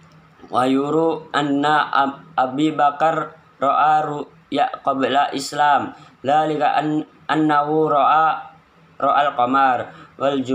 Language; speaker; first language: Arabic; non-native, learner; Indonesian